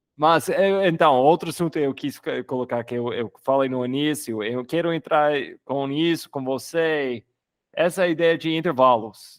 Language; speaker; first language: Portuguese; non-native, fluent; English